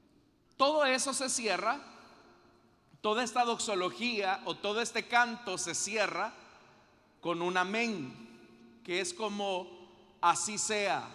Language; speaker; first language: Spanish; native; Spanish